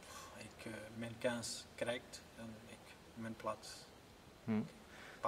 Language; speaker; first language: Dutch; non-native, learner; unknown